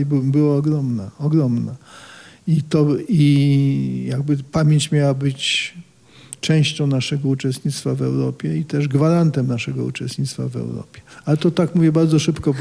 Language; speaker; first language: Polish; native; Polish